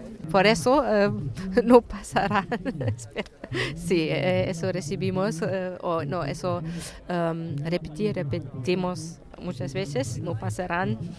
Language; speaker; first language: Spanish; non-native, fluent; German